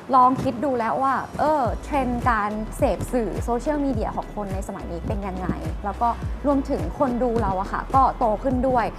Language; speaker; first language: Thai; native; Thai